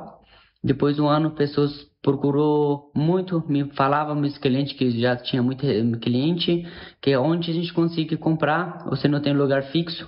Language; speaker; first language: Portuguese; non-native, learner; Persian